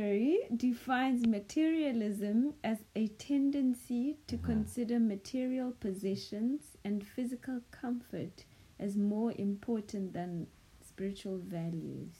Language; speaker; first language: English; non-native, local second language; Northern Sotho